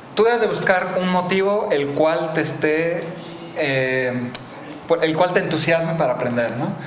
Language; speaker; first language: Spanish; native; Spanish